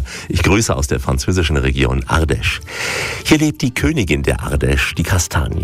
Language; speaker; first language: German; native; German